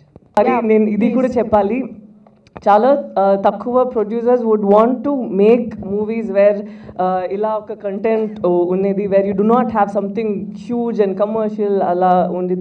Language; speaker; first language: Telugu; non-native, fluent; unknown